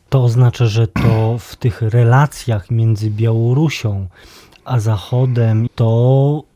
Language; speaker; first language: Polish; native; Polish